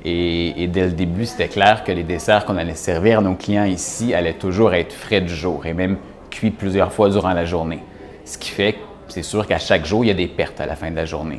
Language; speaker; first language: French; native; French